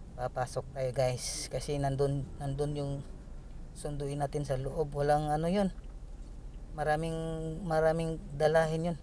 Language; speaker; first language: Filipino; non-native, local second language; Cebuano